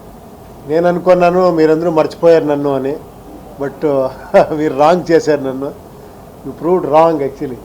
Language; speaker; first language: Telugu; non-native, fluent; Kannada